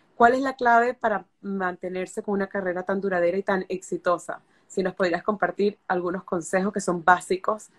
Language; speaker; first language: Spanish; native; Spanish